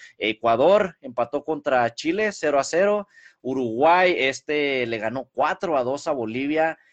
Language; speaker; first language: Spanish; early bilingual, heritage; Spanish